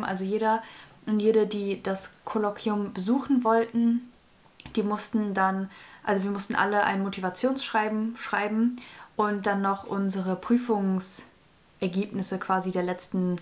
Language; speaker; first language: German; native; German